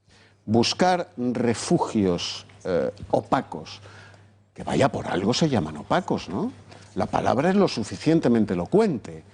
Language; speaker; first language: Spanish; native; Spanish